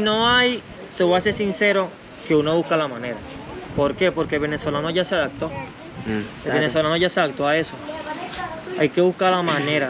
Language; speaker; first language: Spanish; native; Spanish